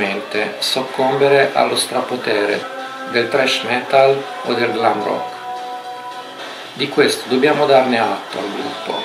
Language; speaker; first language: Italian; native; Italian